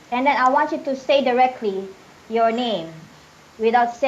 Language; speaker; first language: English; non-native, fluent; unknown